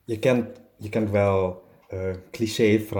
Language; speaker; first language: Dutch; non-native, learner; German